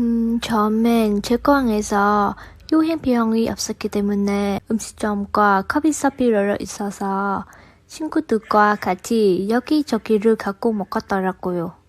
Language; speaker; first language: Korean; non-native, learner; Vietnamese